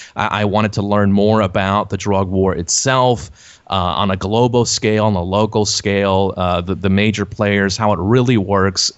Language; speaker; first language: English; native; English